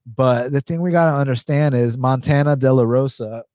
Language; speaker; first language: English; early bilingual, other home language; Spanish